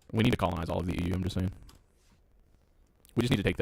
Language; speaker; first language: English; native; English